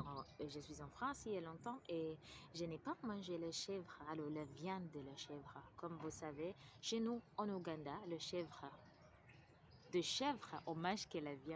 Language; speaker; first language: French; non-native, fluent; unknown